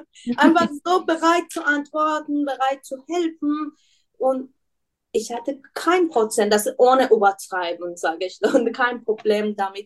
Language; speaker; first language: German; non-native, learner; Persian